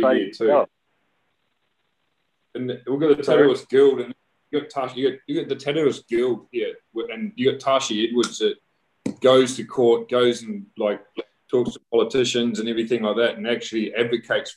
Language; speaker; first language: English; native; English